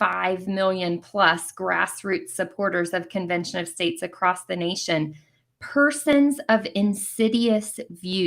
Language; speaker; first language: English; native; English